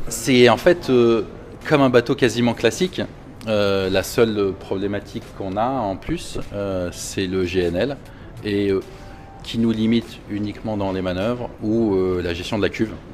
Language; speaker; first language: French; native; French